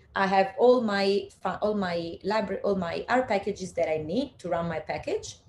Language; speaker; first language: English; non-native, fluent; Italian